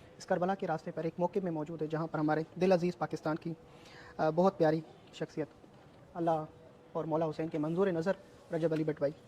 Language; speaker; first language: Urdu; native; Urdu